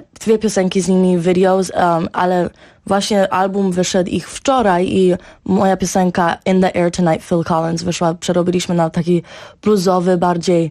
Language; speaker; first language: Polish; early bilingual, heritage; Polish